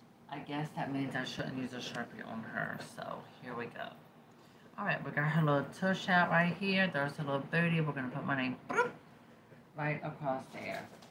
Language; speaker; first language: English; early bilingual, other home language; Spanish